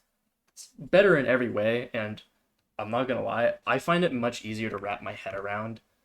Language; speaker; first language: English; native; English